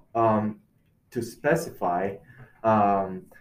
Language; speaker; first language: English; non-native, fluent; Korean